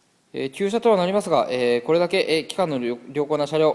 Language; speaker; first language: Japanese; native; Japanese